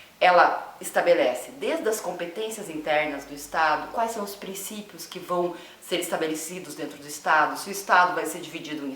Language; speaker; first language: Portuguese; native; Portuguese